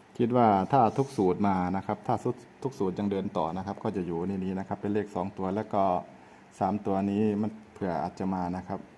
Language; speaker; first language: Thai; native; Thai